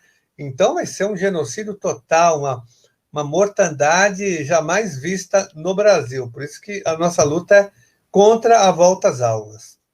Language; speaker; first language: Portuguese; native; Portuguese